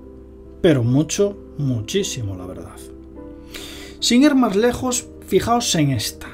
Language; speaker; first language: Spanish; native; Spanish